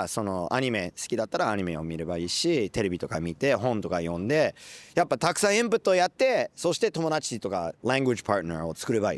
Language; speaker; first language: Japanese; non-native, fluent; English